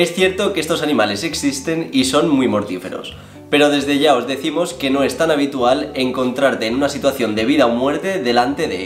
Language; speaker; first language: Spanish; native; Spanish